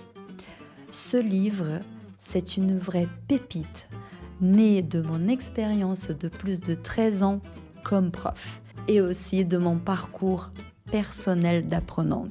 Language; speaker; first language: French; non-native, fluent; Portuguese